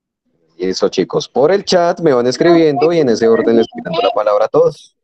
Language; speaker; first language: Spanish; native; Spanish